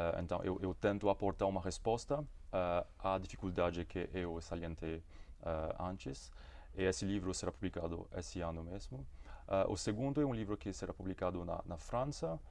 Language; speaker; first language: Portuguese; non-native, fluent; Morisyen